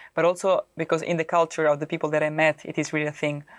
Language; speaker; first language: English; non-native, fluent; Italian